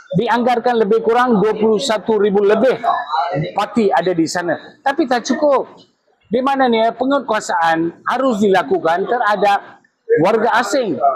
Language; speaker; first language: Malay; non-native, local second language; Tamil